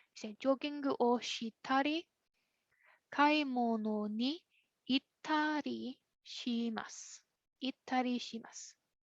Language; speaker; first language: Japanese; non-native, fluent; English